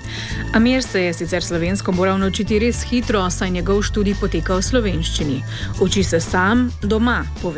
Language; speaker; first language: Slovenian; native; Slovenian